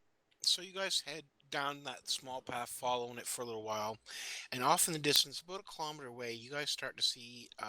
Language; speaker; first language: English; native; English